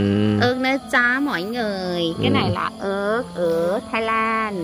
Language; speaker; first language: Vietnamese; non-native, learner; Thai